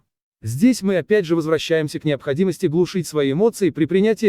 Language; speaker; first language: Russian; native; Russian